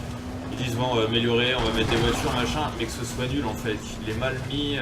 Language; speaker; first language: French; native; French